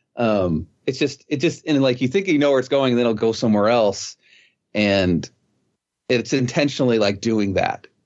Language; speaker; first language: English; native; English